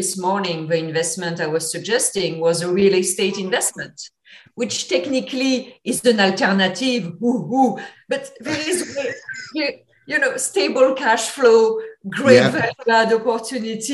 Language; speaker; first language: English; non-native, fluent; French